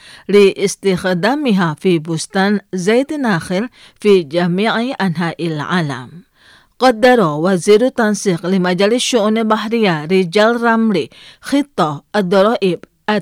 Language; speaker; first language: Arabic; non-native, fluent; Indonesian